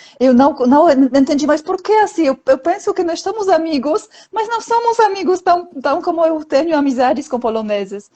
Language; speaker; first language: Portuguese; non-native, fluent; Polish